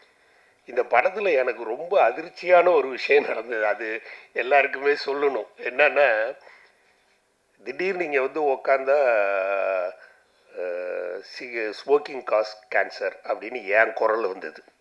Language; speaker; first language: Tamil; native; Tamil